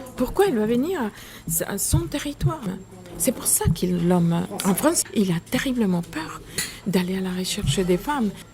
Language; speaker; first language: French; non-native, fluent; Spanish